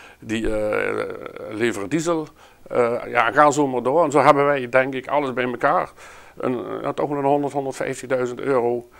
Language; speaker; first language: Dutch; native; Dutch